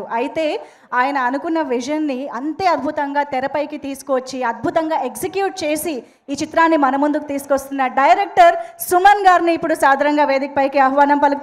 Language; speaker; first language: Telugu; native; Telugu